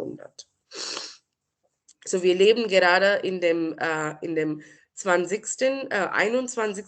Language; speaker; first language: German; non-native, fluent; Marathi